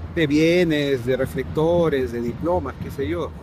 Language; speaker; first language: Spanish; native; Spanish